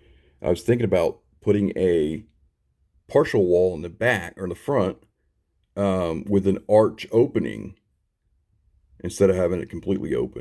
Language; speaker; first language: English; native; English